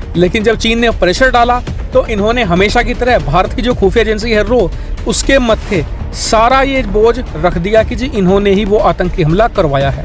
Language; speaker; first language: Hindi; native; Hindi